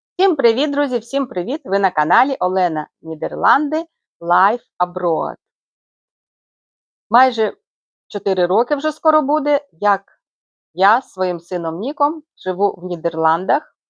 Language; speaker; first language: Ukrainian; native; Ukrainian